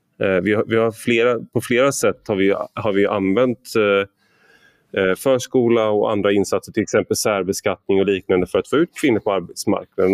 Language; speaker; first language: Swedish; native; Swedish